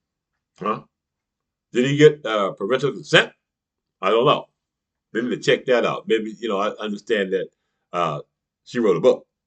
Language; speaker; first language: English; native; English